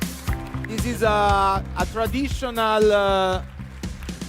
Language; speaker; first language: English; non-native, fluent; Italian